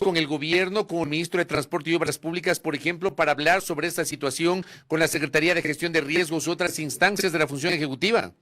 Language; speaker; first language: Spanish; native; Spanish